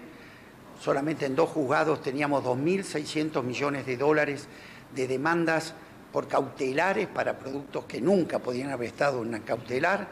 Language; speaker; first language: Spanish; native; Spanish